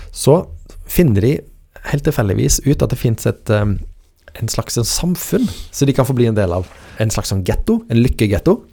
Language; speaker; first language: Norwegian; native; Norwegian